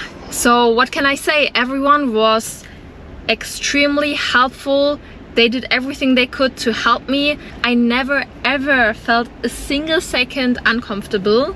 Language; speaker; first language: English; non-native, fluent; German